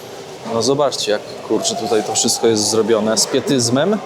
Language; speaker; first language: Polish; native; Polish